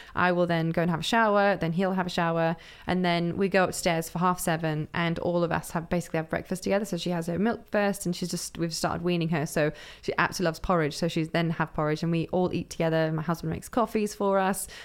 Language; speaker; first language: English; native; English